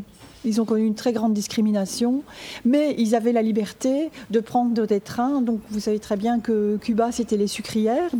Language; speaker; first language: French; native; French